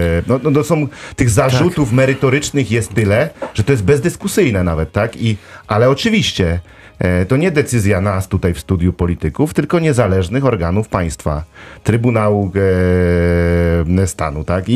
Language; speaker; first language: Polish; native; Polish